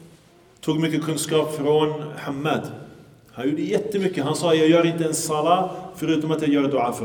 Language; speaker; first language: Swedish; early bilingual, other home language; Arabic